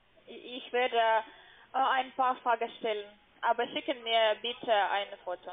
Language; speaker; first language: German; non-native, learner; Russian